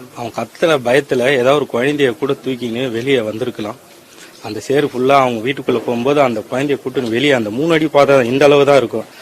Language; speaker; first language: Tamil; native; Tamil